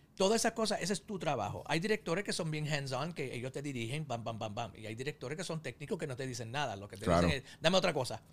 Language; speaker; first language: Spanish; early bilingual, heritage; Spanish